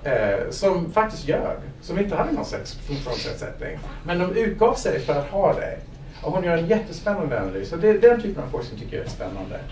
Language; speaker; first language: Swedish; non-native, fluent; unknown